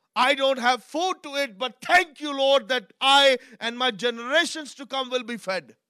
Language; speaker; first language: English; non-native, local second language; Urdu